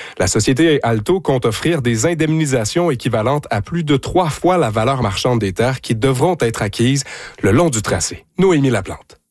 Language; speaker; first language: French; native; French